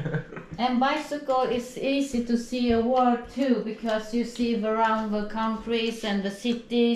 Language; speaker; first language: English; non-native, learner; Swedish